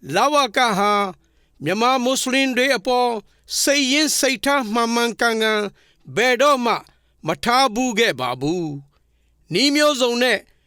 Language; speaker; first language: Burmese; non-native, local second language; Rohingya